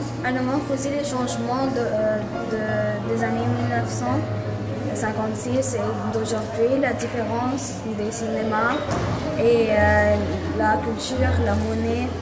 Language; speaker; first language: French; non-native, fluent; Arabic